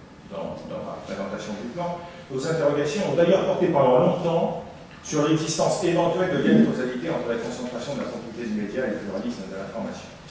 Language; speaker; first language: French; native; French